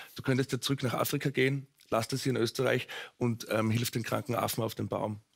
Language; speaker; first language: German; native; German